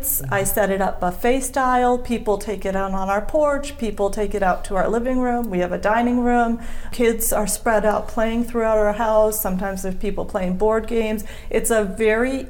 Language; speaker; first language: English; native; English